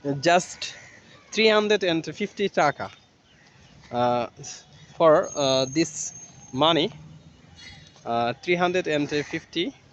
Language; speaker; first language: English; non-native, learner; Bangla